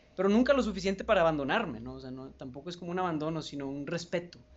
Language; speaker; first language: Spanish; native; Spanish